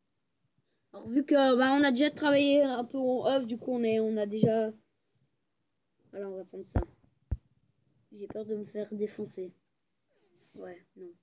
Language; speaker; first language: French; native; French